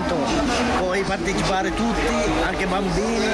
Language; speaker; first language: Italian; non-native, learner; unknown